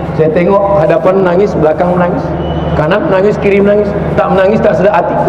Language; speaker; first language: Malay; native; Malay